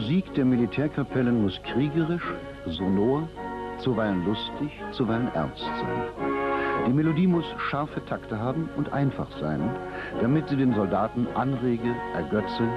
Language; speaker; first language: German; native; German